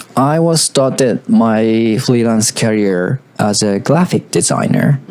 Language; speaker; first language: English; non-native, learner; Japanese